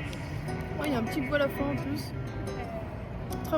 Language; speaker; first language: French; native; French